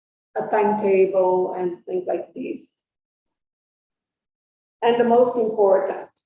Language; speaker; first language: English; non-native, fluent; Portuguese